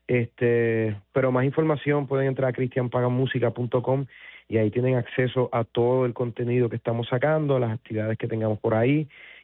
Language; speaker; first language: Spanish; native; Spanish